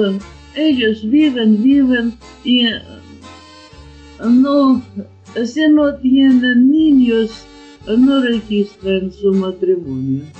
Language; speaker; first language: Spanish; non-native, learner; Ukrainian